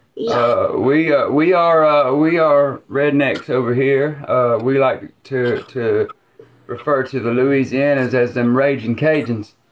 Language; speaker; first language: English; native; English